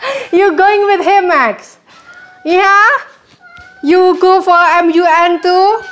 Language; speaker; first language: English; non-native, learner; Indonesian